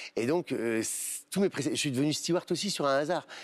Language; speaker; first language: French; native; French